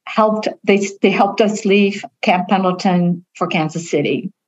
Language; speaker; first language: English; early bilingual, other home language; Vietnamese